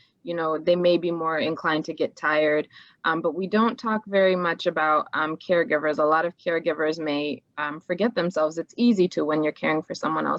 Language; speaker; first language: English; native; English